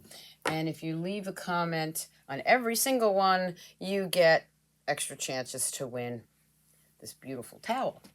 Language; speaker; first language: English; native; English